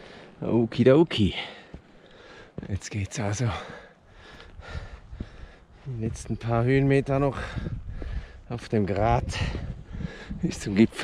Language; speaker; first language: German; native; German